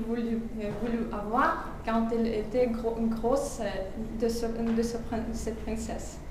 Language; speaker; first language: French; non-native, fluent; Russian